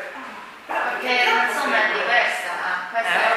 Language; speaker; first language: Italian; non-native, fluent; Chinese